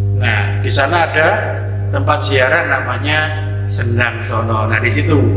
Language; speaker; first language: Indonesian; non-native, local second language; Javanese